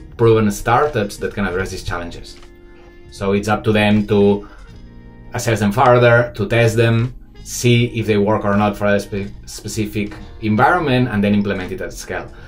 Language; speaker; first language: English; non-native, fluent; Spanish